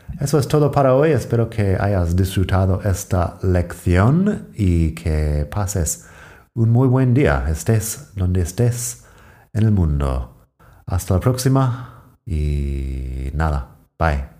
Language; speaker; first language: Spanish; non-native, fluent; English